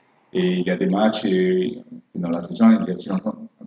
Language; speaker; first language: French; non-native, fluent; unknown